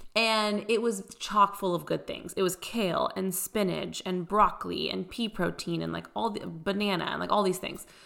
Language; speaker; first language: English; early bilingual, other home language; Persian